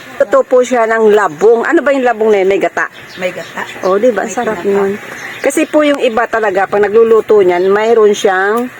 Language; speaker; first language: Filipino; non-native, local second language; Bikol